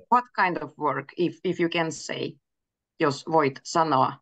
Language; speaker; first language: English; non-native, fluent; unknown